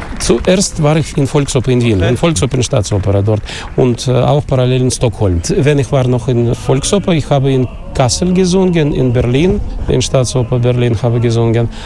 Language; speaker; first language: German; non-native, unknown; Russian